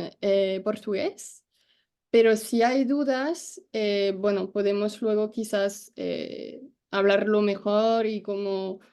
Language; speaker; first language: Spanish; non-native, fluent; French